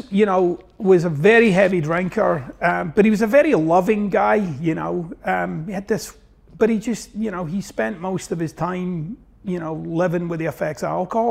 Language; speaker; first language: English; native; English